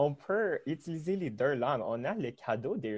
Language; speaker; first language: French; non-native, local second language; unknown